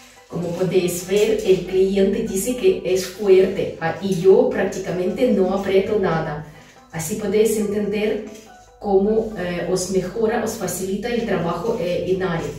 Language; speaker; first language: Spanish; non-native, fluent; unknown